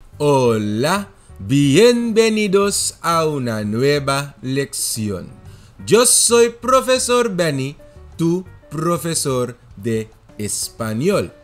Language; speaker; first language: Spanish; non-native, fluent; Dutch